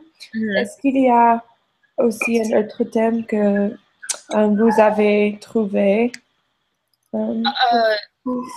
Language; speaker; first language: French; non-native, learner; English